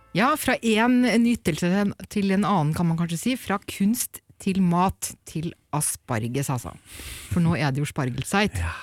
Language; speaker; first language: Norwegian; native; Norwegian